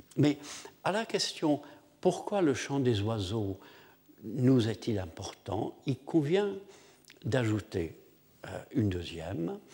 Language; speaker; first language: French; non-native, fluent; English